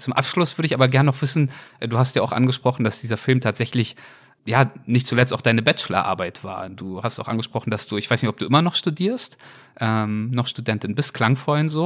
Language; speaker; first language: German; native; German